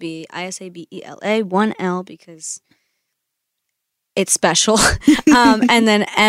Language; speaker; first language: English; early bilingual, other home language; Spanish